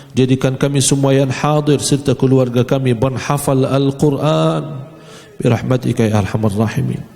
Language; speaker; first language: Malay; non-native, fluent; Arabic